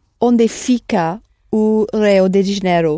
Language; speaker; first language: Portuguese; non-native, learner; English